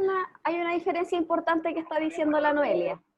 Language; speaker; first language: Spanish; native; Spanish